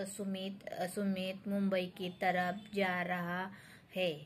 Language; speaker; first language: Hindi; non-native, local second language; Marathi